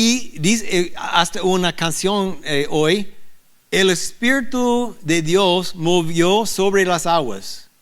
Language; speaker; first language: Spanish; non-native, learner; English